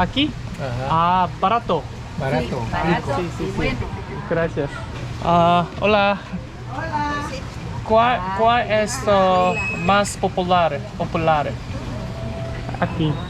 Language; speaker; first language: Spanish; non-native, learner; Korean